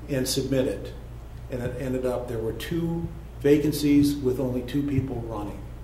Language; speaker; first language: English; native; English